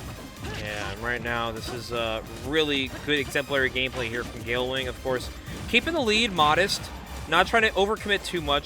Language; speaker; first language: English; native; English